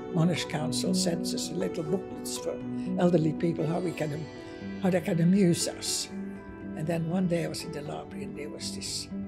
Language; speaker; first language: English; non-native, fluent; Indonesian